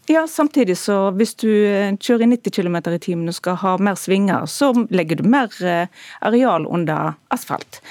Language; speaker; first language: Norwegian; native; Norwegian